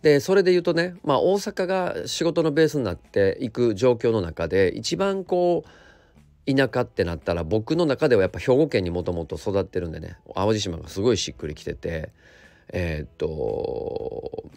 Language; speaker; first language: Japanese; native; Japanese